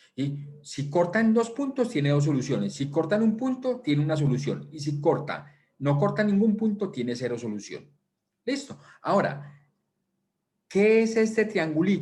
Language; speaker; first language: Spanish; native; Spanish